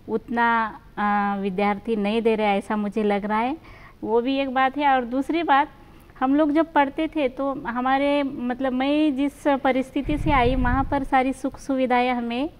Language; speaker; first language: Hindi; non-native, local second language; Marathi